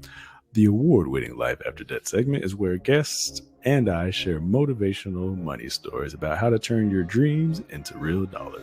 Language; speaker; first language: English; native; English